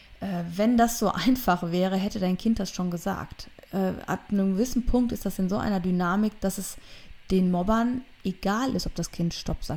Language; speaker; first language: German; native; German